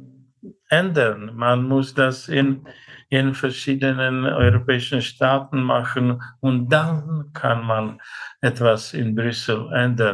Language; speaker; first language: German; non-native, fluent; Czech